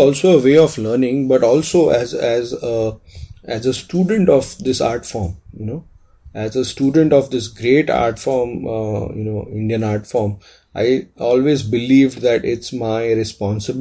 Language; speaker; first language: English; non-native, local second language; Marathi